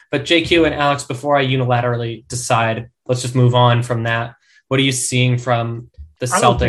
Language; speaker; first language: English; native; English